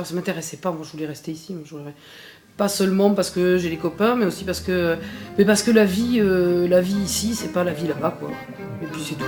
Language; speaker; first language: French; native; French